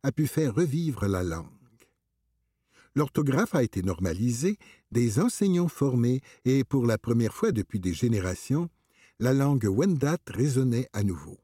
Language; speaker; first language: French; native; French